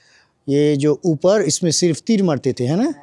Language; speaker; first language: Hindi; non-native, fluent; Bangla